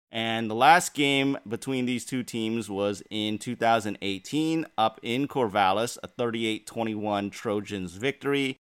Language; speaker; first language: English; native; English